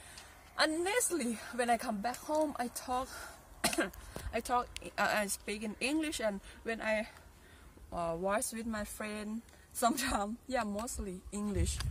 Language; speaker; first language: English; non-native, learner; Thai